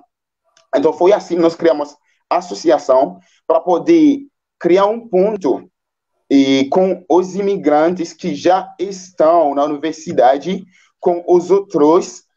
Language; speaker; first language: Portuguese; non-native, fluent; Haitian Creole